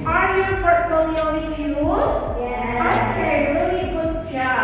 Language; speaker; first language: English; non-native, fluent; Indonesian